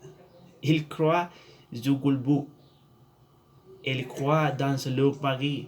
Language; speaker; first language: French; non-native, learner; Spanish